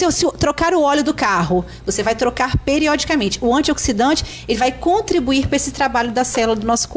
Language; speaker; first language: Portuguese; native; Portuguese